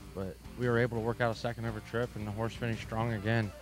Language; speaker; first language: English; native; English